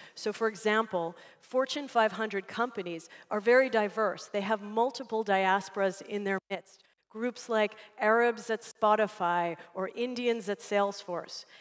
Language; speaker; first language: English; native; English